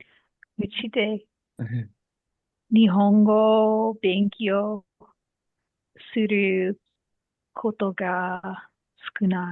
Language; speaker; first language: Japanese; non-native, learner; English